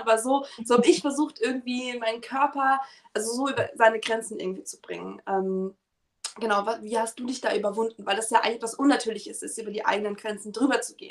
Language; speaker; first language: German; native; German